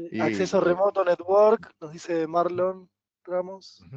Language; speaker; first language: Spanish; native; Spanish